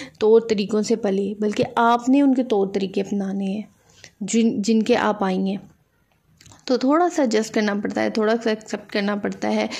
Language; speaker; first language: Urdu; native; Urdu